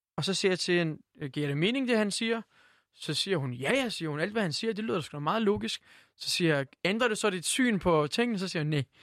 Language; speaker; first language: Danish; early bilingual, other home language; Turkish